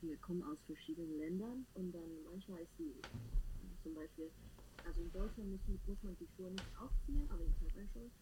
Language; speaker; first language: German; non-native, learner; Chinese